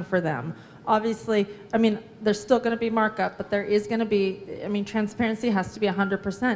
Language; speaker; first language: English; native; English